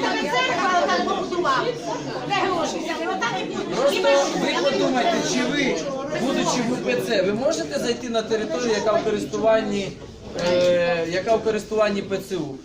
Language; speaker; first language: Ukrainian; native; Ukrainian